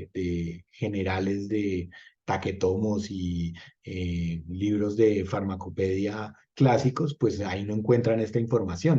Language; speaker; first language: Spanish; native; Spanish